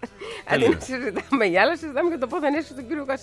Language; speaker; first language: Greek; native; Greek